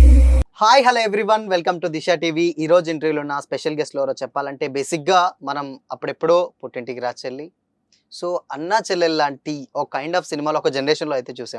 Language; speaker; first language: Telugu; native; Telugu